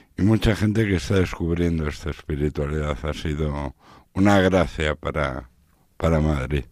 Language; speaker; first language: Spanish; native; Spanish